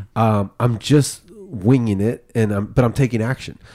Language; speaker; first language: English; early bilingual, other home language; Spanish